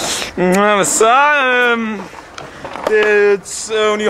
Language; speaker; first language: Danish; native; Danish